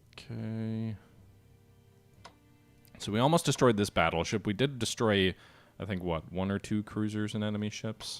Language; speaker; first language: English; native; English